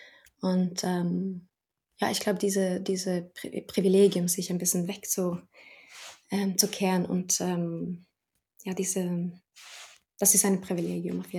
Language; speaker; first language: German; non-native, fluent; Norwegian